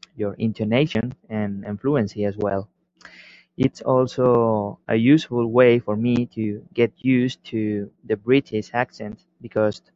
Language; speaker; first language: English; non-native, fluent; Spanish